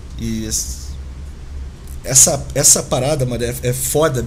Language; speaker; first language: Portuguese; native; Portuguese